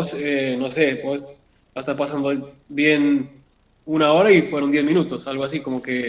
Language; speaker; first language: Spanish; native; Spanish